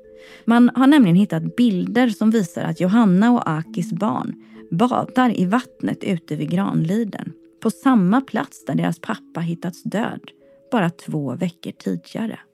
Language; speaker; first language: Swedish; native; Swedish